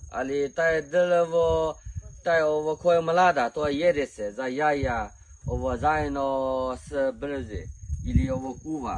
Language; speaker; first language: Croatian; non-native, learner; Chinese